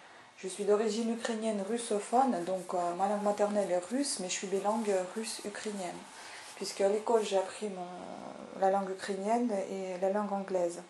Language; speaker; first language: French; non-native, fluent; Russian